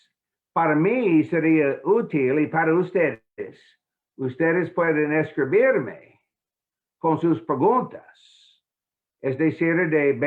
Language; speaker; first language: Spanish; non-native, fluent; English